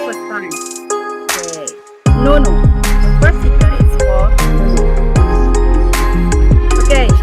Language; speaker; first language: English; non-native, fluent; Indonesian